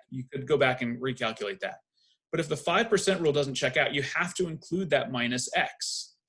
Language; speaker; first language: English; native; English